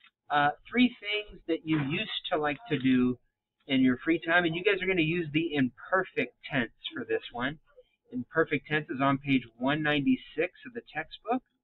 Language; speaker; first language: English; native; English